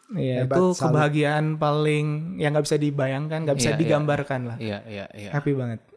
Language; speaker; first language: Indonesian; native; Indonesian